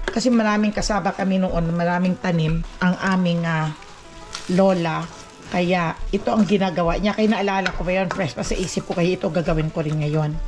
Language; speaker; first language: Filipino; non-native, local second language; Cebuano